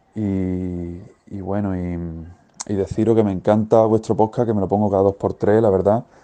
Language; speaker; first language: Spanish; native; Spanish